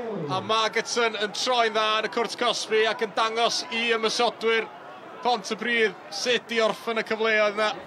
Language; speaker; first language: Welsh; native; Welsh